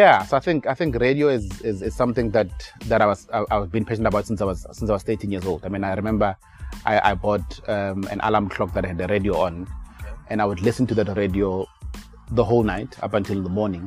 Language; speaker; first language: English; non-native, local second language; Tswana